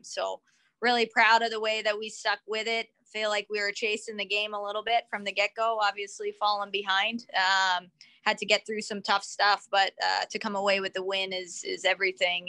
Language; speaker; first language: English; native; English